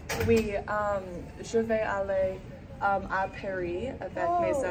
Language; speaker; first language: French; non-native, learner; English